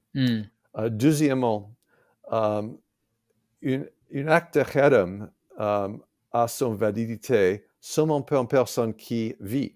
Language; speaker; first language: French; non-native, fluent; English